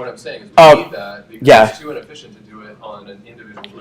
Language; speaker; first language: English; native; English